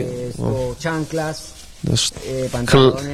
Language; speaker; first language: Spanish; native; Spanish